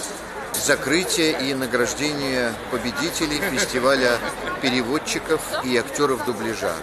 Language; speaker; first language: Russian; native; Russian